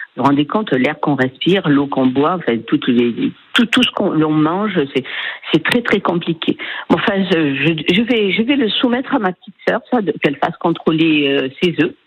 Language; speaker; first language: French; early bilingual, other home language; Spanish